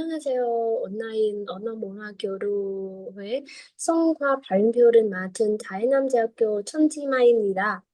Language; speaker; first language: Korean; non-native, fluent; Vietnamese